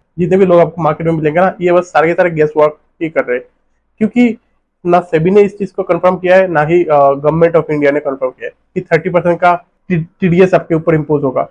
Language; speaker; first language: Hindi; non-native, local second language; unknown